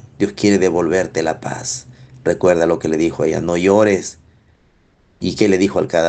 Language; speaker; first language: Spanish; native; Spanish